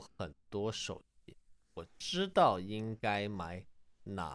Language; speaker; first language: Chinese; non-native, learner; English